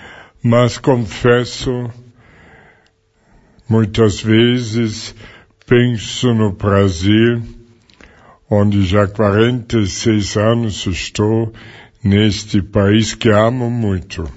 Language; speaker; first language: Portuguese; non-native, fluent; German